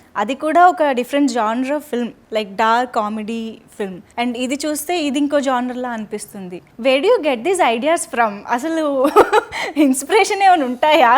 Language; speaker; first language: Telugu; native; Telugu